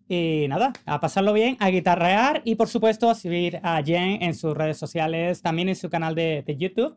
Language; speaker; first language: Spanish; native; Spanish